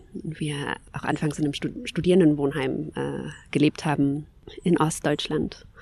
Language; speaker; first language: German; early bilingual, other home language; Kabyle